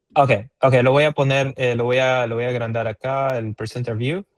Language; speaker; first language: Spanish; native; Spanish